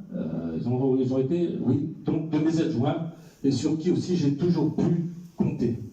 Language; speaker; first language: French; native; French